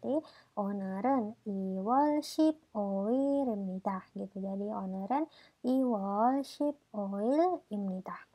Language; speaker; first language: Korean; non-native, fluent; Indonesian